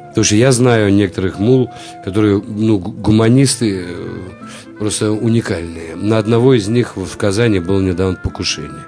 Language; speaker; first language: Russian; native; Russian